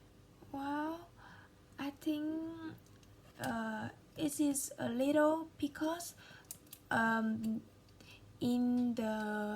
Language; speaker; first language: English; non-native, learner; Vietnamese